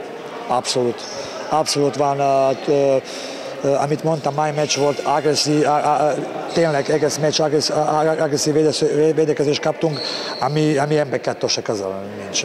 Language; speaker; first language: Hungarian; non-native, learner; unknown